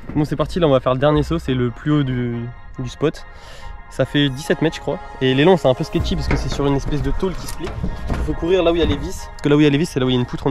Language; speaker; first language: French; native; French